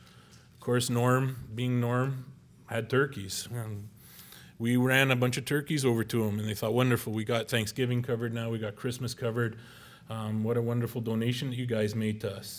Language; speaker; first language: English; native; English